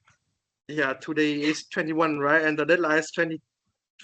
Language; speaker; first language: English; non-native, learner; Vietnamese